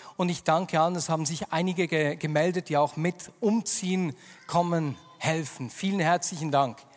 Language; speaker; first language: German; native; German